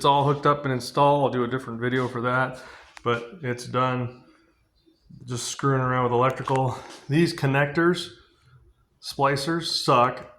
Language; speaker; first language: English; native; English